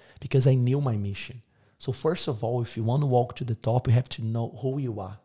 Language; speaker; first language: English; non-native, fluent; Portuguese